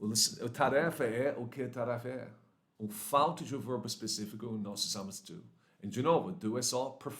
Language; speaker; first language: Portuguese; non-native, learner; English